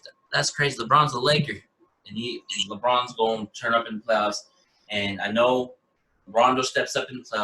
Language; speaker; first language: English; native; English